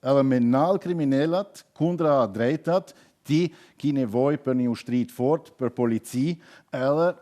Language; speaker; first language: Albanian; non-native, learner; German